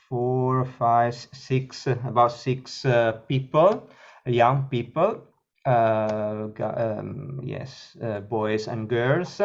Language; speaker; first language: English; non-native, learner; Italian